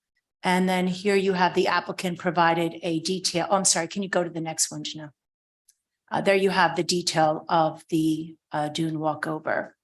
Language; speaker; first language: English; native; English